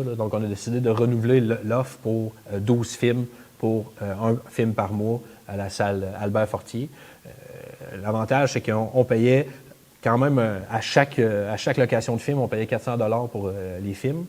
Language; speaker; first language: French; native; French